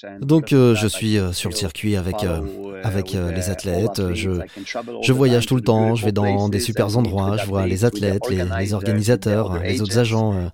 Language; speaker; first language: French; non-native, fluent; Polish